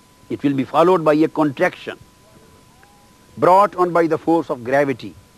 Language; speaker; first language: English; non-native, local second language; Punjabi